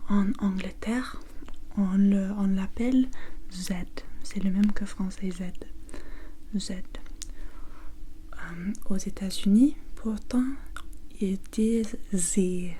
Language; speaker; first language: French; non-native, learner; English